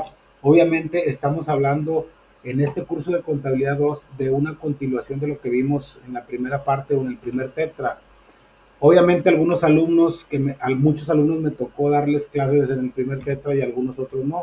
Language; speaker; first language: Spanish; native; Spanish